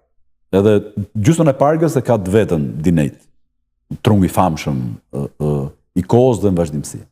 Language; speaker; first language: Albanian; native; Albanian